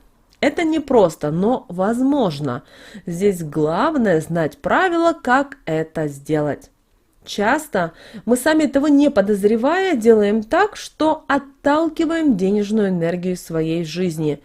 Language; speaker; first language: Russian; native; Russian